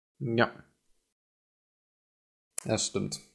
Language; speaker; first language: German; native; German